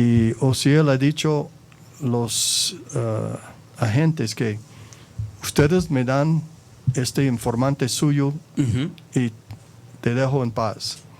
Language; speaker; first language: Spanish; non-native, fluent; English